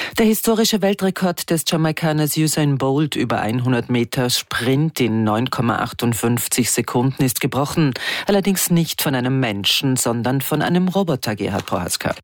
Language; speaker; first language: German; native; German